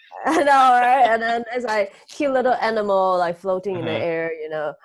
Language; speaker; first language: English; early bilingual, other home language; Chinese